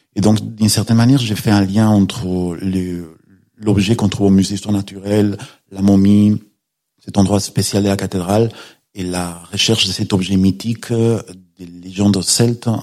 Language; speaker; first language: French; non-native, fluent; Spanish